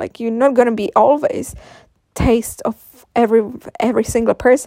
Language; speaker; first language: English; non-native, fluent; Czech